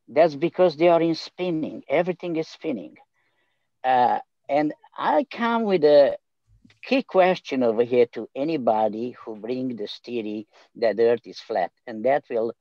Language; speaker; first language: English; non-native, fluent; Romanian